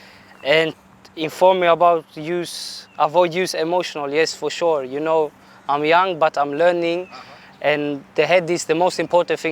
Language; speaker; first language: English; non-native, fluent; Swedish